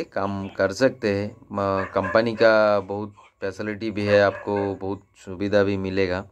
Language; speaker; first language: Hindi; non-native, local second language; Tamil